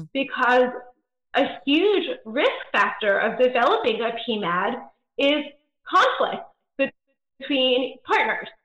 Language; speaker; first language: English; native; English